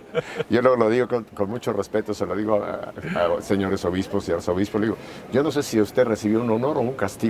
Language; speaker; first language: Spanish; native; Spanish